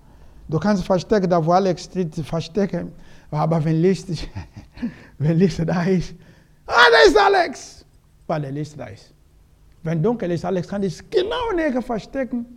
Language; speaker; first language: German; non-native, learner; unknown